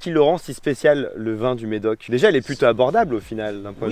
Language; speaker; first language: French; native; French